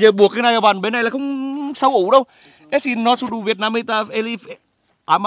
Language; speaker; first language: Portuguese; non-native, learner; Vietnamese